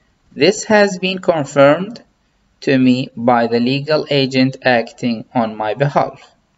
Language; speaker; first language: English; non-native, fluent; Arabic